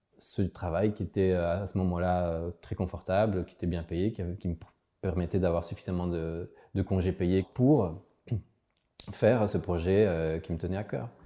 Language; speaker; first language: French; early bilingual, other home language; Spanish